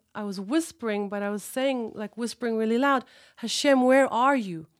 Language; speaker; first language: English; early bilingual, other home language; Hebrew